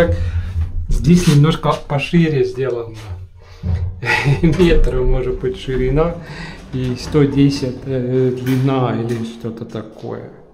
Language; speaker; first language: Russian; non-native, local second language; Estonian